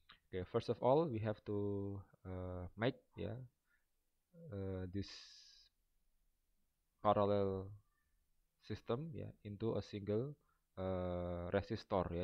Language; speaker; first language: English; non-native, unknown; Indonesian